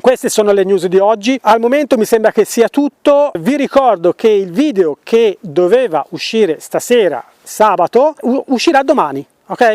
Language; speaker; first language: Italian; native; Italian